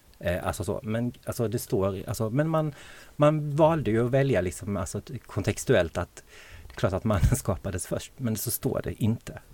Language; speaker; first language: Swedish; native; Swedish